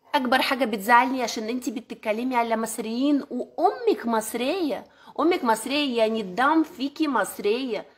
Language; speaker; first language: Arabic; non-native, learner; Russian